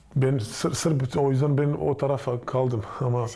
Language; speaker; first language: Turkish; non-native, fluent; Serbian